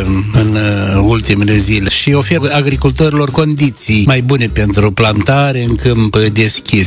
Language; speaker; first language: Romanian; native; Romanian